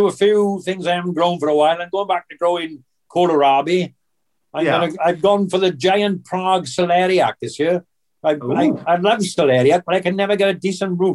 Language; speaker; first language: English; native; English